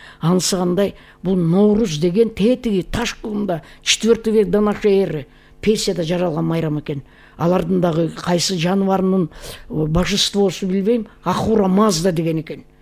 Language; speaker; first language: Kyrgyz; native; Kyrgyz